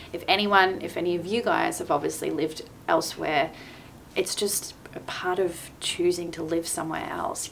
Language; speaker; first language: English; native; English